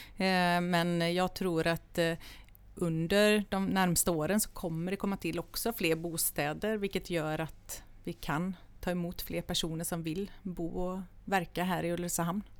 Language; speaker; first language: Swedish; native; Swedish